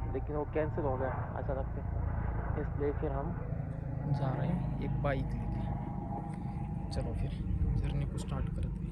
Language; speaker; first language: Hindi; non-native, local second language; Marathi